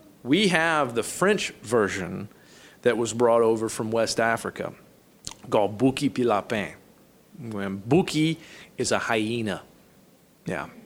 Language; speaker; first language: English; native; English